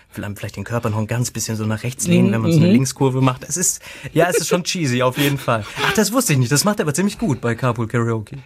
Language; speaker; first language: German; native; German